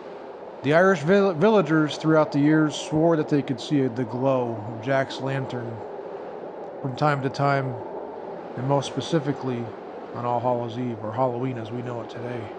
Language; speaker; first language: English; native; English